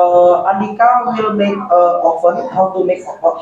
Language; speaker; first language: English; non-native, learner; Indonesian